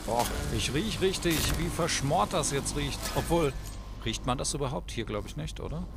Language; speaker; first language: German; native; German